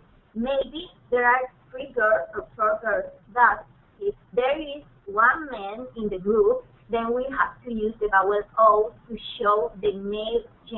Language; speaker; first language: English; non-native, fluent; Spanish